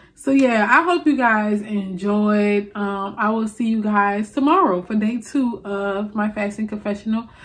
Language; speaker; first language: English; native; English